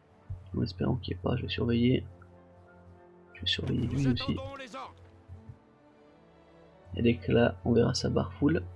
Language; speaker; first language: French; native; French